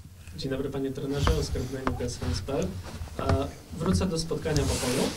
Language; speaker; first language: Polish; native; Polish